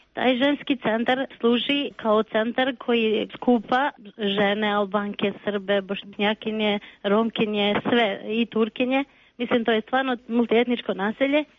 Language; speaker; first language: Serbian; non-native, local second language; Albanian